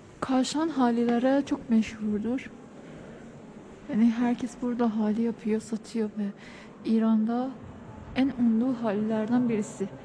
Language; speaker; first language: Turkish; non-native, learner; Persian